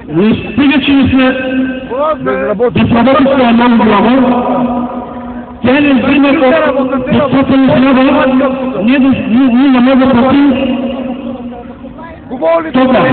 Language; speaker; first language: Bulgarian; non-native, local second language; Turkish